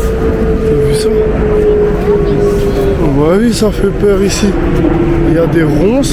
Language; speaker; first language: French; native; French